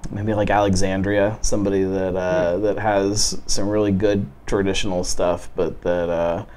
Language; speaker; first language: English; native; English